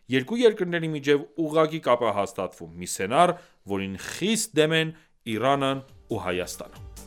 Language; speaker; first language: Armenian; early bilingual, heritage; Armenian